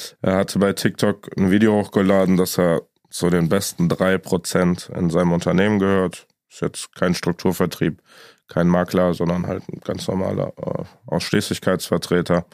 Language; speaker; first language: German; native; German